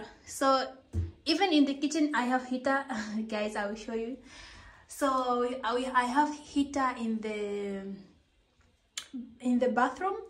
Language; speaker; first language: English; non-native, local second language; Swahili